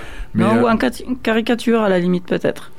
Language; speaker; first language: French; native; French